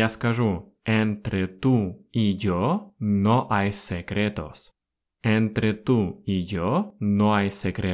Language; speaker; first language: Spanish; non-native, fluent; Russian